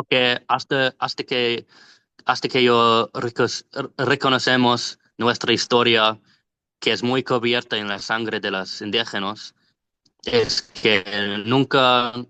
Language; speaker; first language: Spanish; non-native, learner; English